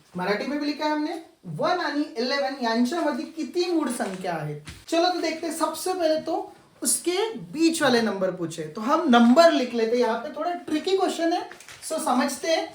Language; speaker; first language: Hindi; non-native, local second language; Marathi